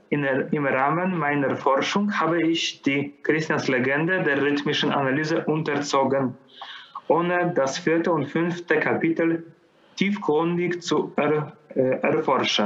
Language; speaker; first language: German; non-native, fluent; Polish